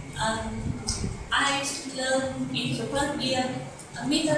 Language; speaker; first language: English; non-native, learner; Vietnamese